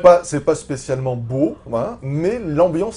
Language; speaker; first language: French; native; French